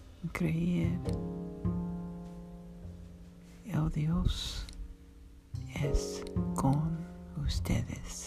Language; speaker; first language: Spanish; non-native, learner; English